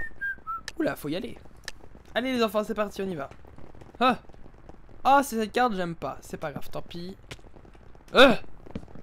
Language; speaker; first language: French; native; French